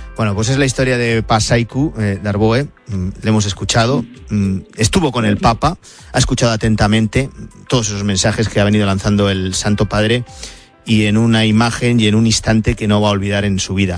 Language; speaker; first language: Spanish; native; Spanish